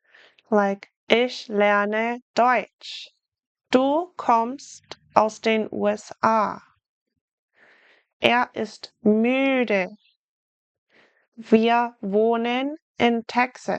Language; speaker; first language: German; non-native, fluent; English